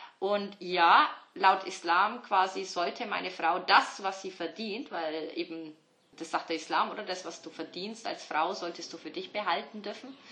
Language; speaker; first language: German; early bilingual, other home language; Turkish